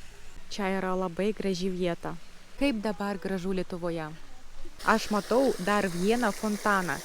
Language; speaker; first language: Lithuanian; non-native, learner; Russian